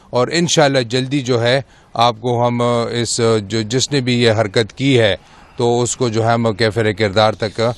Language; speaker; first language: Urdu; non-native, local second language; Pashto